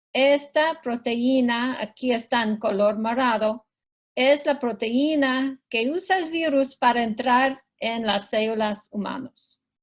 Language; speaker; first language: Spanish; non-native, fluent; English